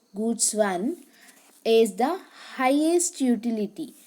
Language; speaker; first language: English; non-native, local second language; Kannada